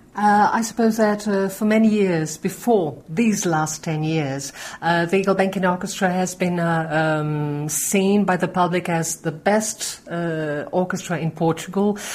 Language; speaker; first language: English; non-native, fluent; Portuguese